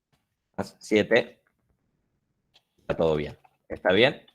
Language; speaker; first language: Spanish; native; Spanish